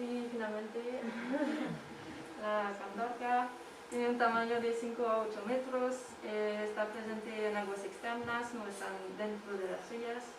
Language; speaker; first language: Spanish; non-native, fluent; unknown